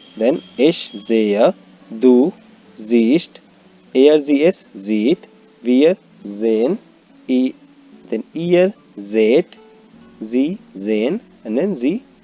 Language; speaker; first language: German; non-native, fluent; Hindi